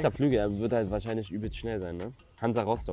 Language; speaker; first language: German; native; German